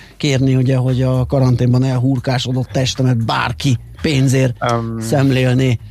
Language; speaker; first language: Hungarian; native; Hungarian